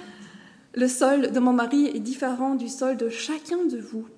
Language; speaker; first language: French; non-native, fluent; German